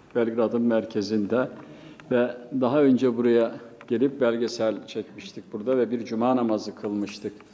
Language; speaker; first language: Turkish; native; Turkish